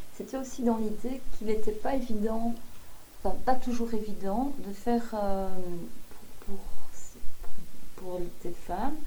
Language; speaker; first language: French; native; French